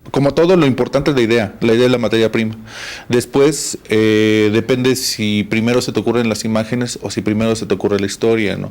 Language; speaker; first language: Spanish; native; Spanish